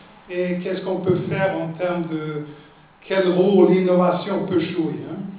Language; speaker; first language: French; non-native, fluent; Swedish